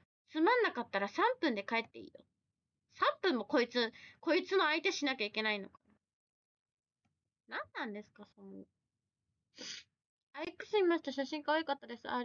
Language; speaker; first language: Japanese; native; Japanese